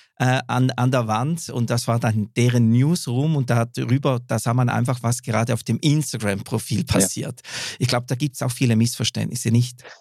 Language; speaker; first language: German; native; German